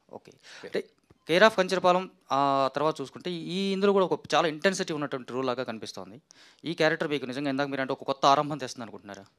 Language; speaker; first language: Telugu; native; Telugu